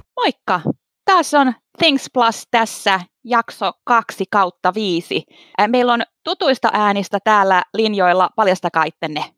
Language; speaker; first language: Finnish; native; Finnish